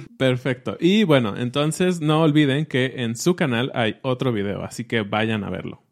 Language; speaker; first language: Spanish; native; Spanish